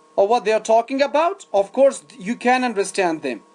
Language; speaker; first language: English; non-native, fluent; Persian